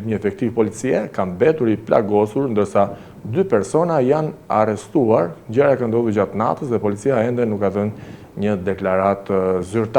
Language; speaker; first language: Albanian; native; Albanian